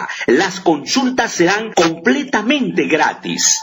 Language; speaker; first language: Spanish; native; Spanish